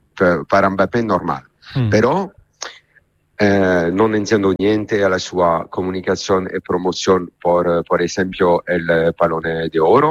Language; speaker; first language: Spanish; non-native, learner; Italian